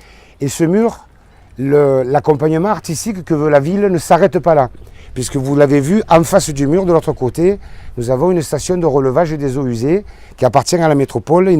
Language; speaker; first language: French; native; French